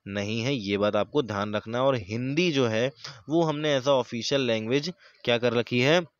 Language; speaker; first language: Hindi; native; Hindi